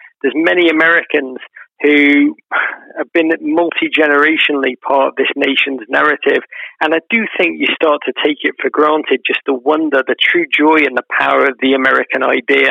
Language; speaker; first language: English; native; English